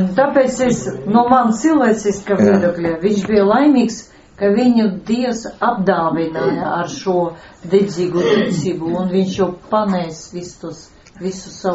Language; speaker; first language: Latvian; non-native, local second language; Russian